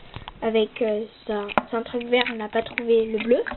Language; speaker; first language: French; native; French